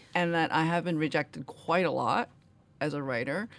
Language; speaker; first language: English; early bilingual, other home language; Korean